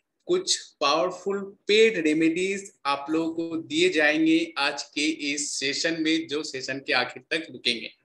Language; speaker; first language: Hindi; native; Hindi